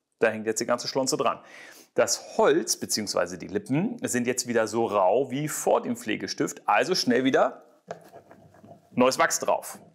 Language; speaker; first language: German; native; German